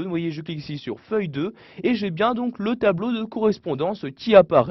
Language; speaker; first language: French; native; French